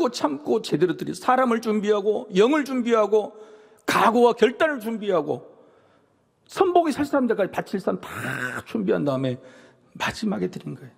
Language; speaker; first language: Korean; native; Korean